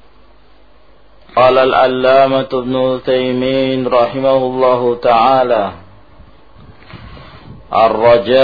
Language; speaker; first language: Arabic; non-native, fluent; Indonesian